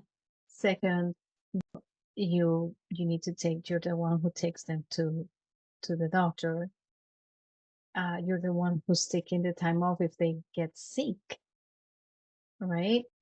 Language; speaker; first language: English; non-native, fluent; Spanish